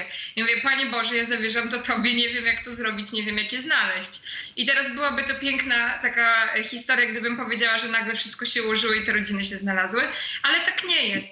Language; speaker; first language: Polish; native; Polish